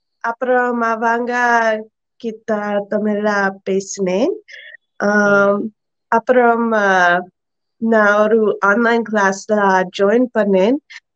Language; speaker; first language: Tamil; non-native, learner; English